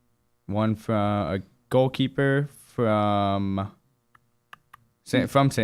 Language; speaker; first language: English; native; English